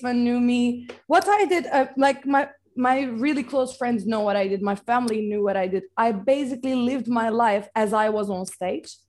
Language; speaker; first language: English; non-native, fluent; Turkish